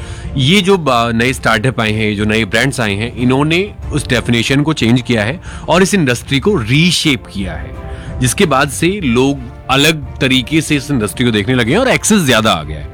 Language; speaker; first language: Hindi; native; Hindi